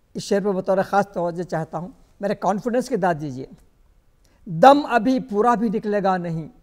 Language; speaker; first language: Urdu; native; Urdu